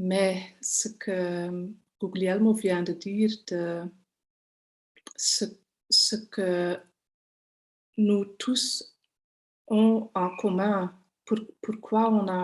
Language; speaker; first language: French; non-native, local second language; Dutch